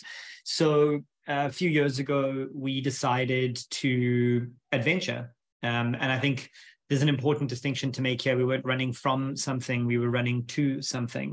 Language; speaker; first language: English; native; English